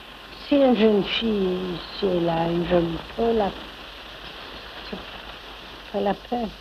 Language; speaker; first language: French; non-native, fluent; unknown